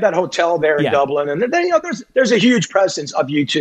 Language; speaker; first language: English; native; English